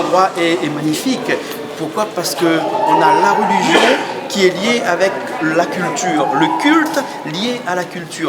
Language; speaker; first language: French; native; French